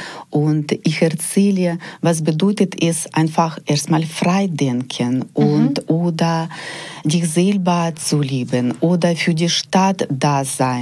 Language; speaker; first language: German; non-native, fluent; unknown